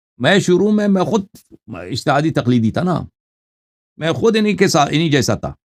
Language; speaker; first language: Urdu; non-native, fluent; Persian